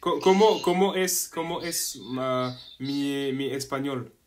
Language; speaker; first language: Spanish; non-native, learner; French